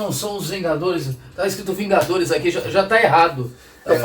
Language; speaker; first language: Portuguese; native; Portuguese